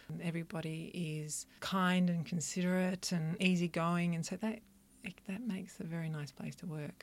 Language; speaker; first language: English; native; English